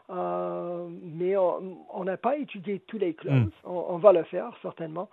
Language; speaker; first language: French; non-native, local second language; English